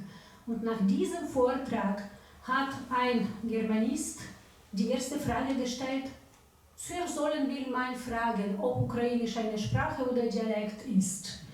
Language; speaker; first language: German; non-native, fluent; Ukrainian